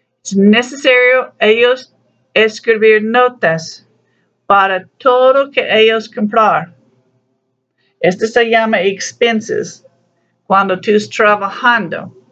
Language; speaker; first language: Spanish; non-native, learner; English